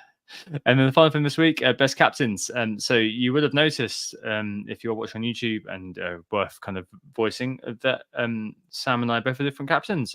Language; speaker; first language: English; native; English